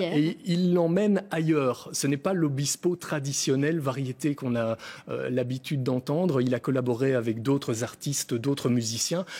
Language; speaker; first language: French; native; French